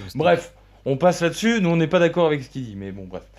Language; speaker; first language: French; native; French